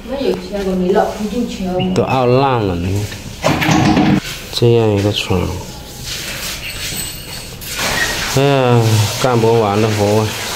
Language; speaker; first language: Chinese; native; Chinese